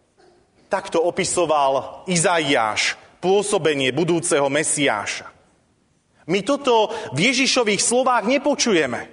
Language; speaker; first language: Slovak; native; Slovak